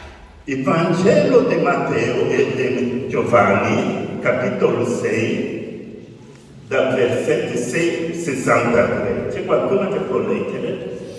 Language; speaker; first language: Italian; non-native, fluent; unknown